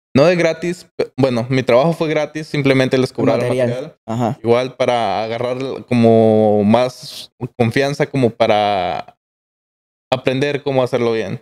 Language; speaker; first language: Spanish; native; Spanish